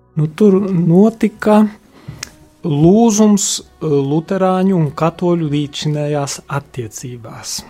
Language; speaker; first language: Latvian; early bilingual, heritage; Latvian